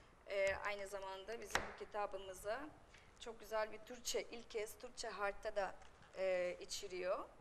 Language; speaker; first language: Turkish; non-native, fluent; Russian